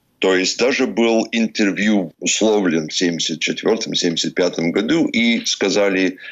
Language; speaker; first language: Russian; early bilingual, heritage; Russian